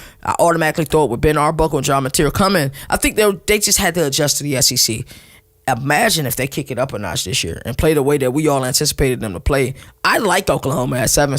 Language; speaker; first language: English; native; English